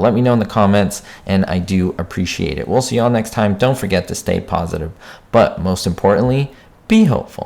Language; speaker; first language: English; native; English